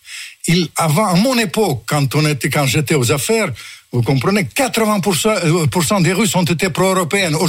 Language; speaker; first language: French; non-native, fluent; Russian